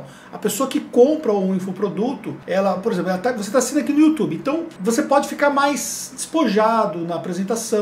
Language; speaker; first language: Portuguese; native; Portuguese